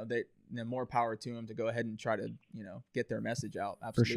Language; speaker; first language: English; native; English